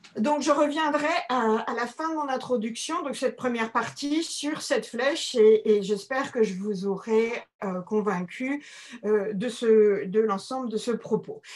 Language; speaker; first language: French; native; French